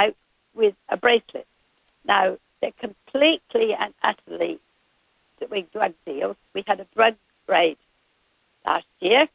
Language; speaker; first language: English; native; English